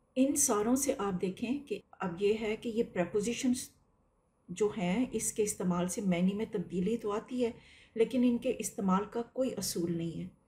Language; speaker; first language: Urdu; native; Urdu